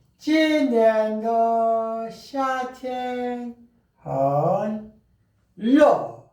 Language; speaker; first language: Chinese; non-native, learner; Korean